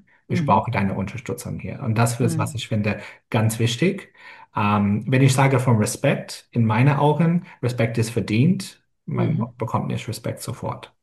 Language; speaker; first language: German; non-native, fluent; English